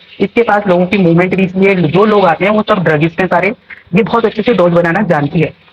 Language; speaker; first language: Hindi; native; Hindi